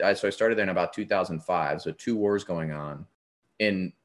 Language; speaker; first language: English; native; English